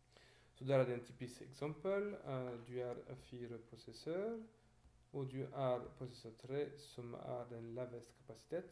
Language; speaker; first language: Swedish; non-native, learner; French